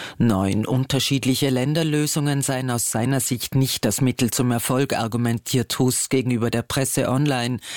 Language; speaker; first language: German; native; German